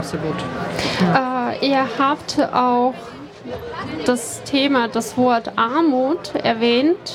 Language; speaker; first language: German; non-native, fluent; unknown